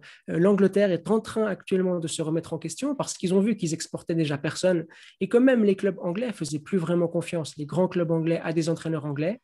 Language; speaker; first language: French; native; French